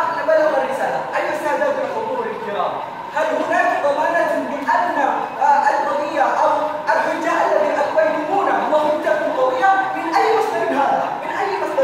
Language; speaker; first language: Arabic; non-native, learner; Indonesian